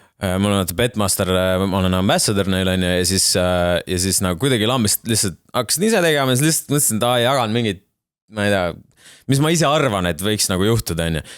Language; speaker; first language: Estonian; native; Estonian